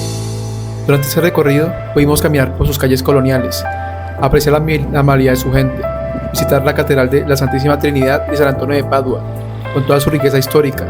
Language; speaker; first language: Spanish; native; Spanish